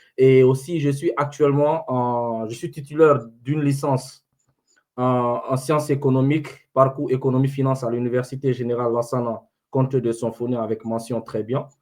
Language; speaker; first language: French; non-native, local second language; Fula